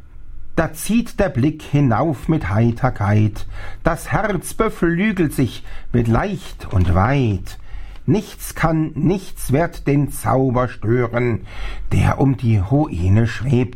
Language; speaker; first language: German; native; German